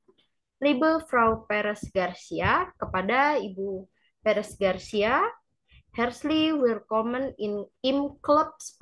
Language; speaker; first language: German; non-native, learner; Indonesian